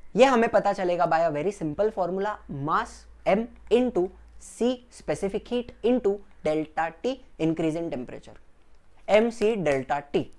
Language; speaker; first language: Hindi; non-native, local second language; Gujarati